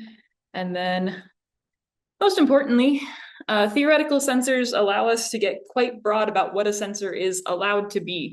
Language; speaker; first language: English; native; English